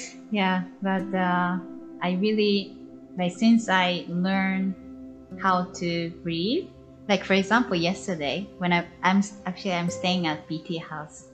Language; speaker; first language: English; non-native, learner; Japanese